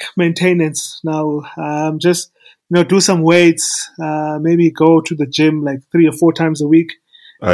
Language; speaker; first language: English; non-native, local second language; Xhosa